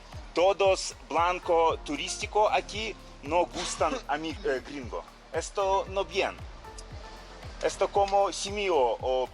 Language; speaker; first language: Spanish; non-native, learner; Ukrainian